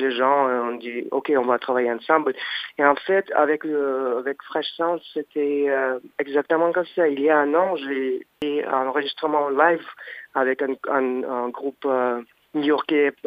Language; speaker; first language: French; non-native, learner; Russian